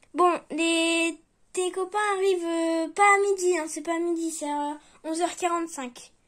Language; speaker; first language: French; native; French